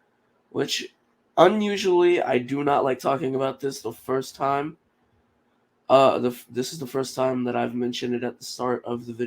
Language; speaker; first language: English; native; English